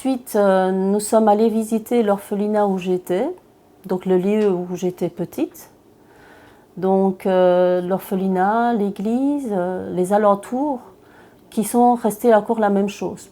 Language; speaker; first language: French; early bilingual, other home language; Chinese